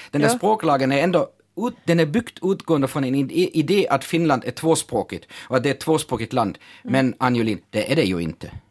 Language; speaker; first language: Swedish; non-native, fluent; German